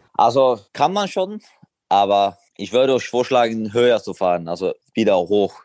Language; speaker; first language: German; non-native, fluent; Swedish